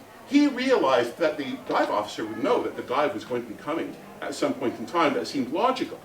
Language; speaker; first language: English; native; English